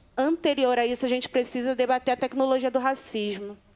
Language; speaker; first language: Portuguese; native; Portuguese